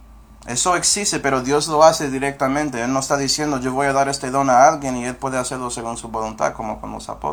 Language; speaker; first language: Spanish; non-native, fluent; English